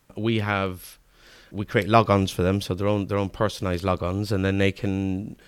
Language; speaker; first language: English; native; English